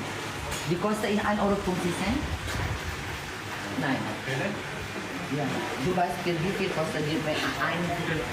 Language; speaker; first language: German; non-native, learner; Indonesian